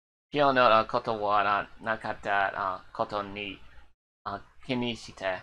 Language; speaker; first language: Japanese; non-native, learner; English